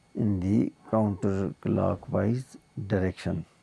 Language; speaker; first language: English; non-native, local second language; Urdu